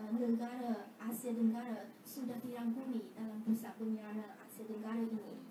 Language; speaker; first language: Malay; non-native, fluent; Chinese